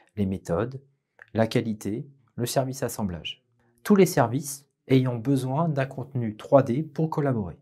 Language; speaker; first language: French; native; French